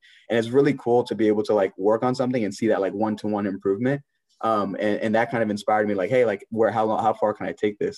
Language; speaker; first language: English; native; English